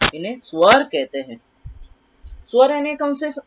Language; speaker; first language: Hindi; non-native, local second language; Marathi